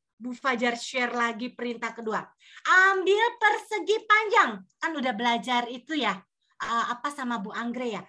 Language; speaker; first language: Indonesian; native; Indonesian